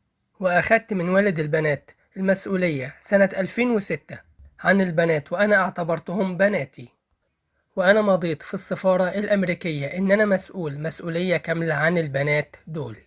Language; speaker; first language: Arabic; native; Arabic